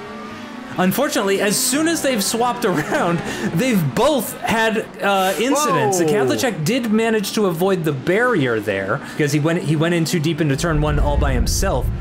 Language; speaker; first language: English; native; English